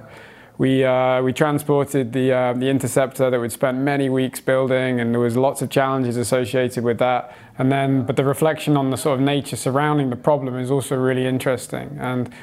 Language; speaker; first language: English; native; English